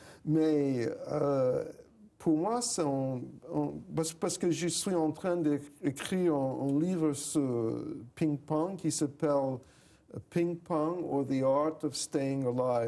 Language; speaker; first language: French; non-native, fluent; English